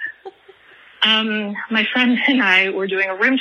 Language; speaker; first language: English; native; English